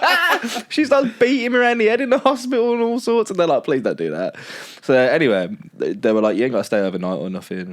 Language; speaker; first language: English; native; English